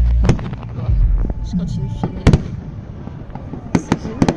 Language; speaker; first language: French; native; French